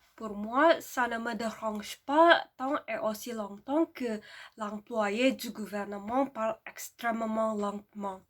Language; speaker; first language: French; non-native, fluent; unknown